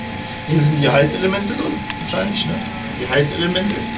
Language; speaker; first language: German; native; German